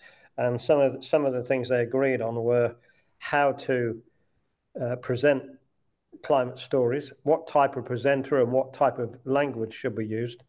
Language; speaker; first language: English; native; English